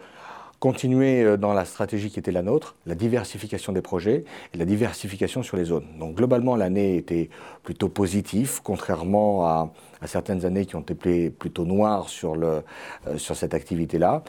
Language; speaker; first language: French; native; French